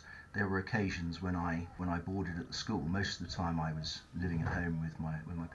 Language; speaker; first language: English; native; English